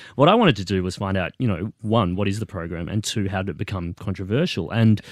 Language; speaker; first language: English; native; English